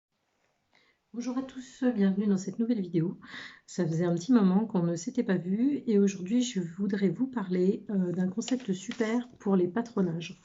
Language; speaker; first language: French; native; French